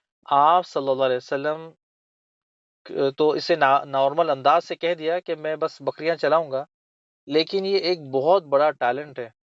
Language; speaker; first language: Urdu; native; Urdu